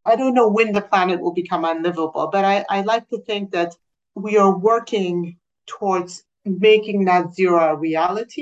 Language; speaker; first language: English; non-native, fluent; Persian